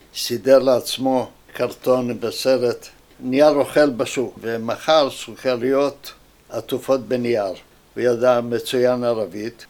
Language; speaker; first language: Hebrew; native; Hebrew